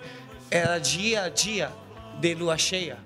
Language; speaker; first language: Portuguese; non-native, learner; Spanish